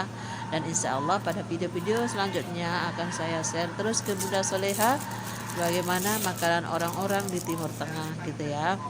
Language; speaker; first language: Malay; non-native, local second language; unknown